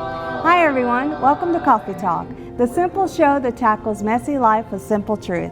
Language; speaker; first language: English; native; English